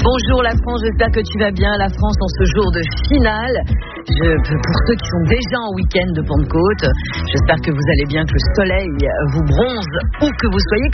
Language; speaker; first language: French; native; French